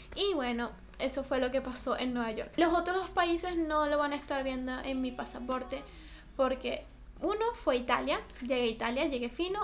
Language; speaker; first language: Spanish; native; Spanish